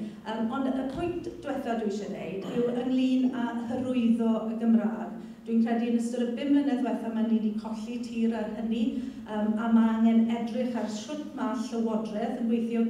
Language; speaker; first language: Welsh; native; Welsh